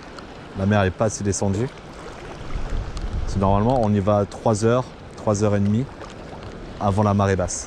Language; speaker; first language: French; native; French